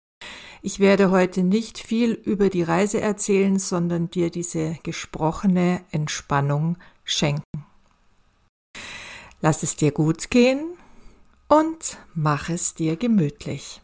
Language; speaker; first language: German; native; German